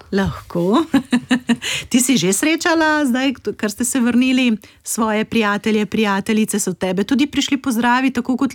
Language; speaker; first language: Slovenian; native; Slovenian